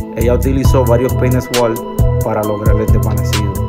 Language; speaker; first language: Spanish; native; Spanish